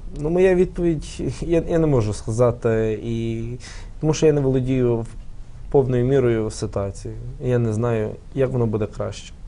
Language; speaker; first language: Ukrainian; native; Ukrainian